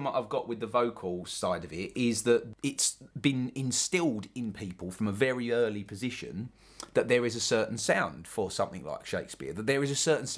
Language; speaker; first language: English; native; English